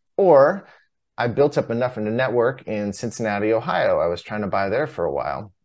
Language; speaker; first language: English; native; English